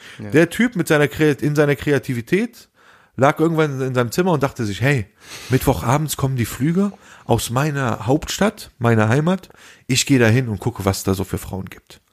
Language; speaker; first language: German; early bilingual, other home language; Turkish